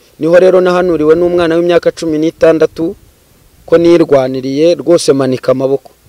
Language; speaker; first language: Kinyarwanda; native; Kinyarwanda